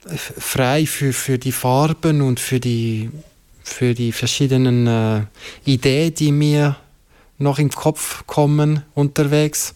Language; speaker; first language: German; non-native, local second language; French